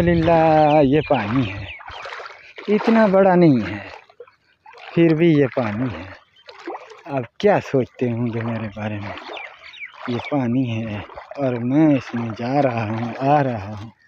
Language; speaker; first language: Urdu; non-native, local second language; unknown